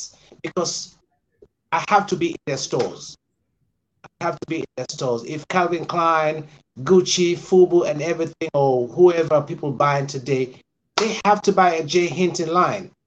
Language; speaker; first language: English; non-native, local second language; Krio